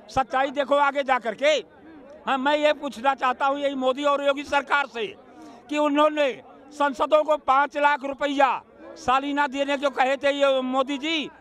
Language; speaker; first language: Hindi; native; Hindi